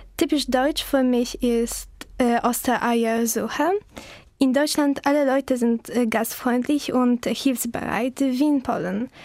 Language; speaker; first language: German; non-native, learner; Polish